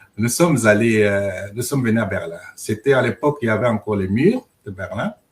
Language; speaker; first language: French; non-native, local second language; Luba-Lulua